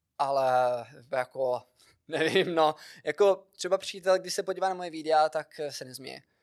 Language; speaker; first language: Czech; non-native, fluent; Italian